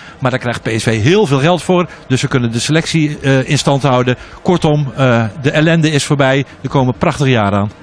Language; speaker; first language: Dutch; native; Dutch